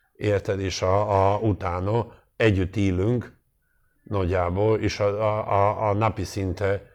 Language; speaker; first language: Hungarian; non-native, fluent; Serbian